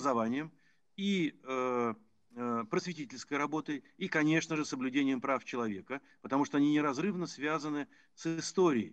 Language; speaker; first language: Russian; native; Russian